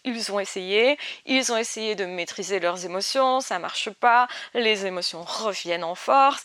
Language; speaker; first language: French; native; French